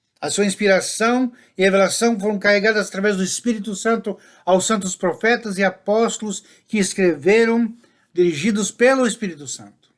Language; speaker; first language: Portuguese; non-native, fluent; English